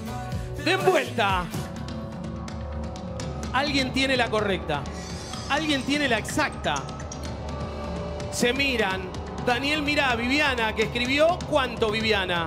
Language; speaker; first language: Spanish; native; Spanish